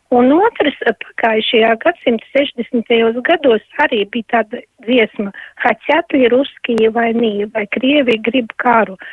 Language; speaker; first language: Latvian; native; Latvian